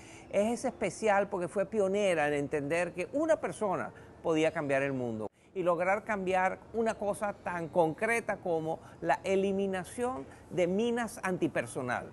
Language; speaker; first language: Spanish; native; Spanish